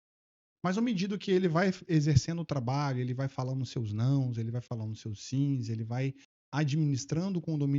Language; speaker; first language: Portuguese; native; Portuguese